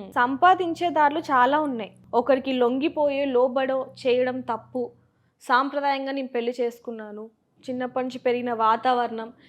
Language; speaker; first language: Telugu; native; Telugu